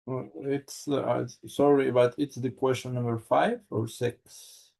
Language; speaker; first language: English; non-native, learner; Spanish